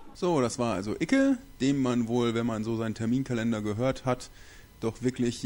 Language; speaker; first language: German; native; German